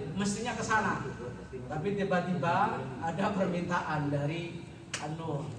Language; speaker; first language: Indonesian; non-native, local second language; Javanese